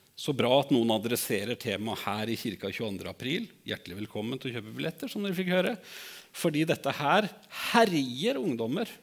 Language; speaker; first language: Norwegian; native; Norwegian